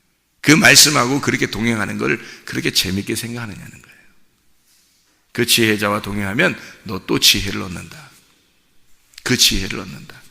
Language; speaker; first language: Korean; native; Korean